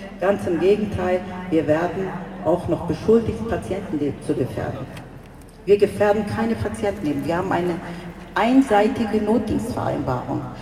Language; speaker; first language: German; early bilingual, other home language; Turkish